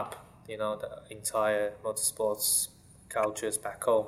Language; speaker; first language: English; non-native, fluent; Chinese